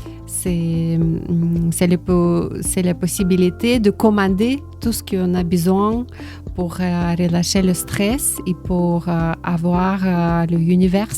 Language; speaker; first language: French; non-native, learner; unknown